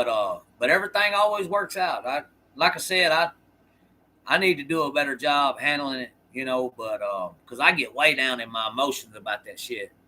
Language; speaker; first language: English; native; English